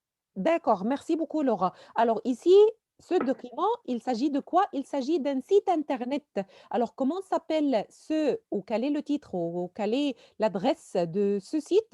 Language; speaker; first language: French; non-native, fluent; Arabic